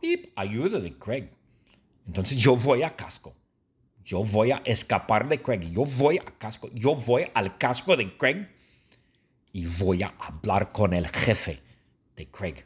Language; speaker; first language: Spanish; non-native, fluent; English